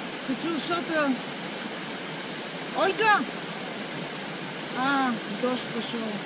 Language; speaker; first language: Russian; non-native, learner; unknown